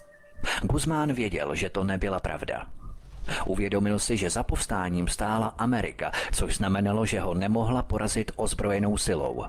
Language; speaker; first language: Czech; native; Czech